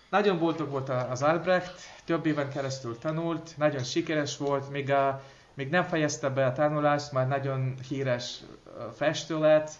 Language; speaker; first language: Hungarian; non-native, fluent; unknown